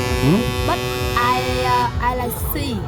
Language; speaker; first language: English; non-native, learner; Vietnamese